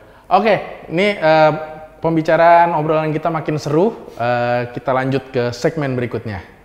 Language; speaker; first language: Indonesian; native; Indonesian